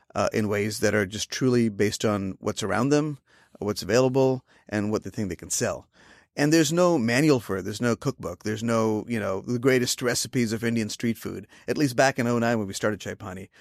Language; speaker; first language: English; non-native, local second language; Hindi